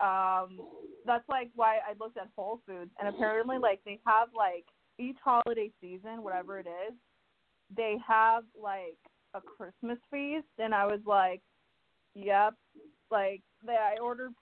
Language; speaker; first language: English; early bilingual, other home language; Spanish